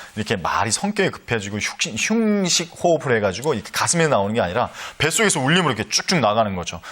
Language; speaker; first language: Korean; native; Korean